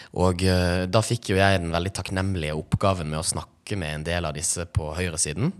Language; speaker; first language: Norwegian; native; Norwegian